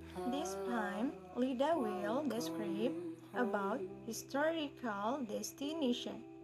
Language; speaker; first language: English; non-native, learner; Indonesian